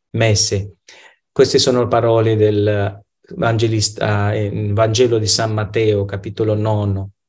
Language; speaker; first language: Italian; non-native, fluent; Romanian